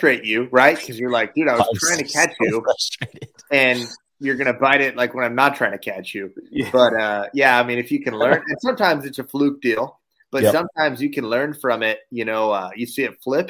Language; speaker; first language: English; native; English